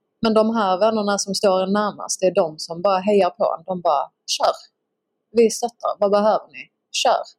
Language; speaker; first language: Swedish; native; Swedish